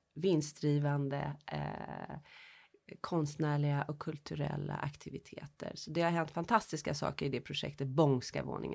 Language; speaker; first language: Swedish; early bilingual, heritage; Swedish